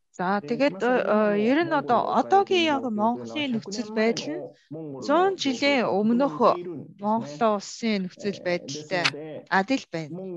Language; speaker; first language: Mongolian; non-native, fluent; Japanese